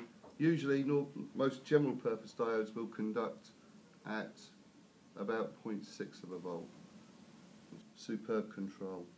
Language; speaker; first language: English; native; English